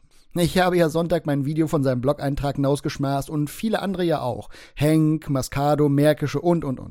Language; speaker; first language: German; native; German